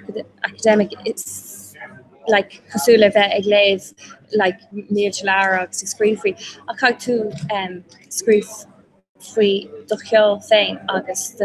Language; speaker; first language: Irish; non-native, local second language; English